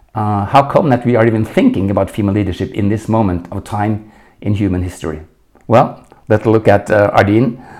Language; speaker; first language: English; non-native, fluent; Norwegian